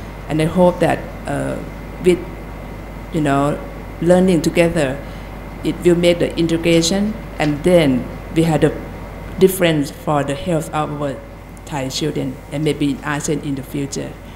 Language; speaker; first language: English; non-native, fluent; Thai